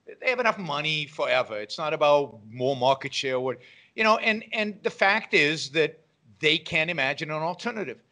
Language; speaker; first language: English; non-native, fluent; Hebrew